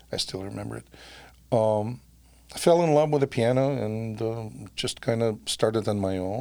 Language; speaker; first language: English; non-native, fluent; Russian